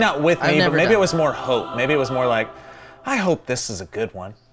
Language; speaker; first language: English; native; English